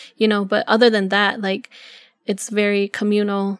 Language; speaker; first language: English; native; English